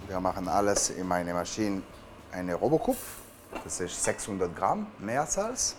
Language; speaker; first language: German; non-native, learner; French